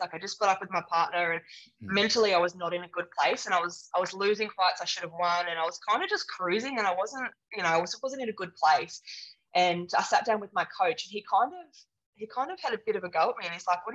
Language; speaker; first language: English; native; English